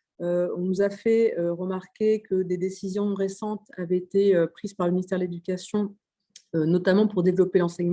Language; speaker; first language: French; native; French